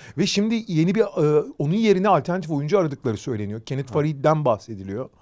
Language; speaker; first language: Turkish; native; Turkish